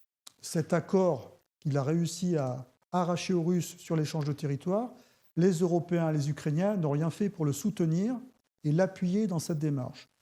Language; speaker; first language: French; native; French